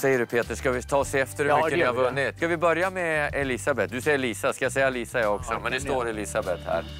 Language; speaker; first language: Swedish; native; Swedish